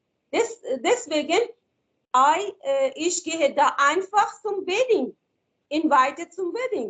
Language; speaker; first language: German; non-native, learner; Persian